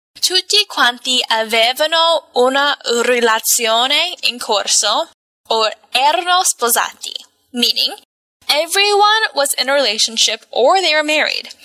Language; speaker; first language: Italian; non-native, fluent; English